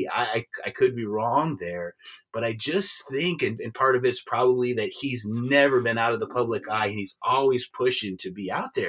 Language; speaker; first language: English; native; English